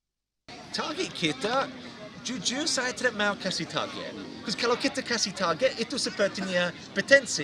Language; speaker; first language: Indonesian; non-native, fluent; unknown